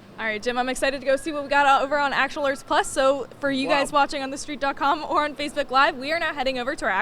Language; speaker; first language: English; native; English